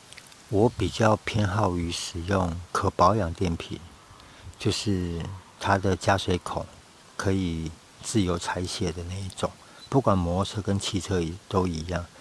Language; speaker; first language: Chinese; native; Chinese